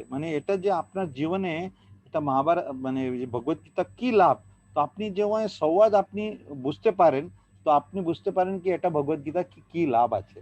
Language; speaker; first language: Bangla; non-native, learner; Hindi